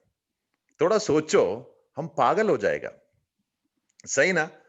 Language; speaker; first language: Hindi; non-native, learner; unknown